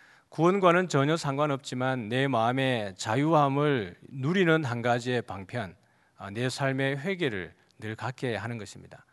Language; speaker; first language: Korean; native; Korean